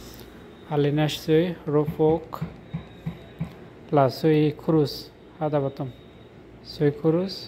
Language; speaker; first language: Arabic; non-native, learner; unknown